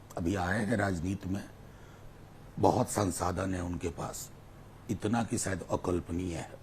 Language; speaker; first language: Hindi; non-native, local second language; Maithili